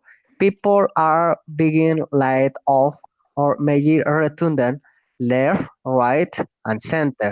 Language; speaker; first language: English; non-native, learner; Spanish